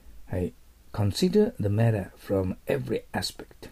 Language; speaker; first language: English; non-native, fluent; Japanese